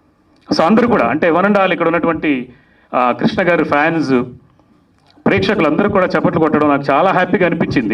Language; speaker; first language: Telugu; native; Telugu